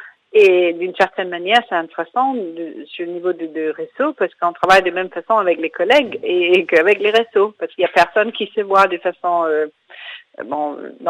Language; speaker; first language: French; non-native, fluent; Danish